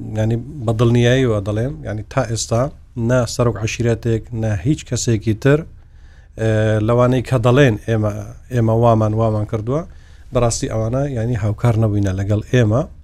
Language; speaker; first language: Central Kurdish; non-native, local second language; Kurdish